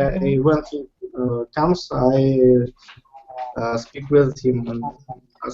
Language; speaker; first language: English; non-native, learner; Russian